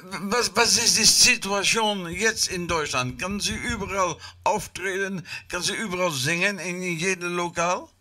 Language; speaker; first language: German; non-native, learner; Dutch